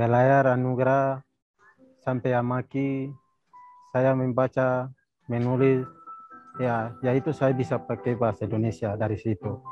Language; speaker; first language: Indonesian; non-native, local second language; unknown